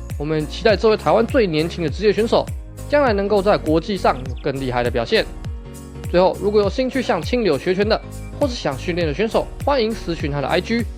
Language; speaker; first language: Chinese; native; Chinese